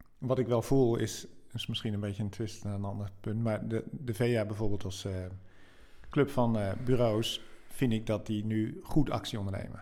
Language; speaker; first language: Dutch; native; Dutch